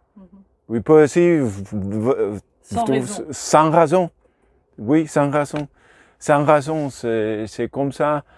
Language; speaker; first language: French; non-native, learner; Spanish